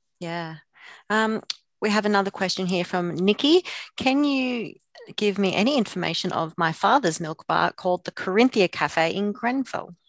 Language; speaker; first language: English; native; English